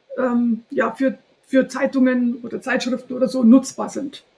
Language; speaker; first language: German; native; German